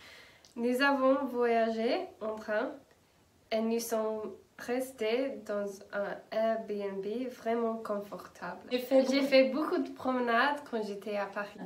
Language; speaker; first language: French; non-native, learner; English